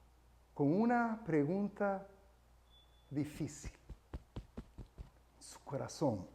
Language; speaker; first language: Spanish; non-native, fluent; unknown